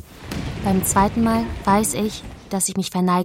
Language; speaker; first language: German; native; German